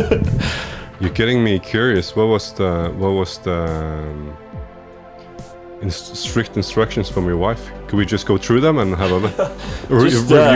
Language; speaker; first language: English; non-native, fluent; Norwegian